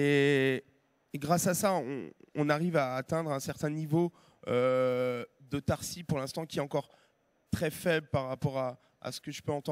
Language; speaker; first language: French; native; French